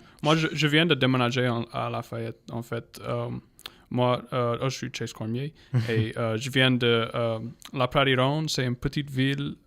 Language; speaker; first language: French; non-native, local second language; English